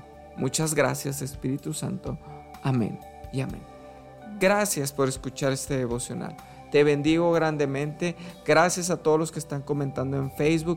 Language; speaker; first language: Spanish; native; Spanish